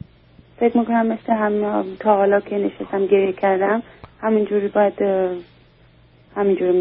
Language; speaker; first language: Persian; early bilingual, heritage; Persian